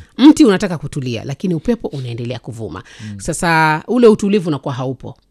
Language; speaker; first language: Swahili; native; Swahili